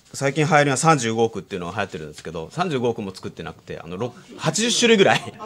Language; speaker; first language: Japanese; native; Japanese